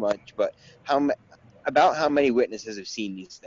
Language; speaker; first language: English; native; English